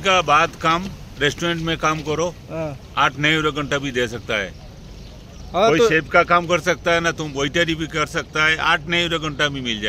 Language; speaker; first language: Hindi; non-native, learner; Bangla